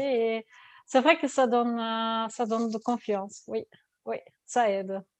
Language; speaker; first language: French; non-native, learner; Dutch